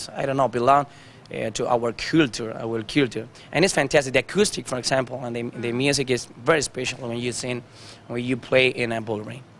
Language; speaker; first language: English; non-native, learner; Spanish